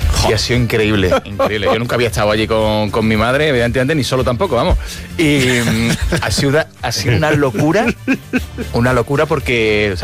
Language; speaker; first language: Spanish; native; Spanish